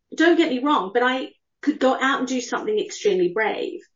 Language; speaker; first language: English; native; English